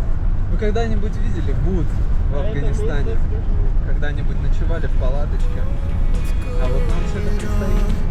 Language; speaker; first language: Russian; native; Russian